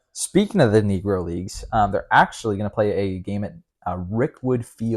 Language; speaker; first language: English; native; English